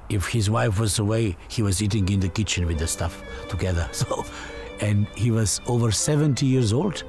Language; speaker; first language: English; non-native, fluent; Slovenian